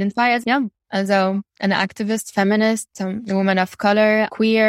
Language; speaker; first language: English; non-native, fluent; Arabic